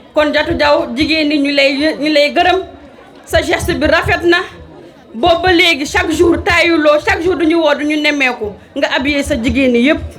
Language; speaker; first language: Wolof; non-native, local second language; Fula